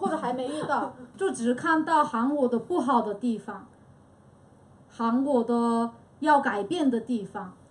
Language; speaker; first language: Chinese; non-native, fluent; Korean